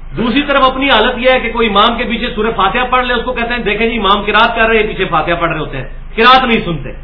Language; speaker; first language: Urdu; non-native, local second language; Punjabi